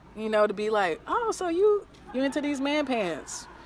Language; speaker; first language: English; native; English